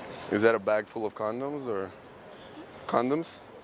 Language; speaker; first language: English; early bilingual, other home language; Russian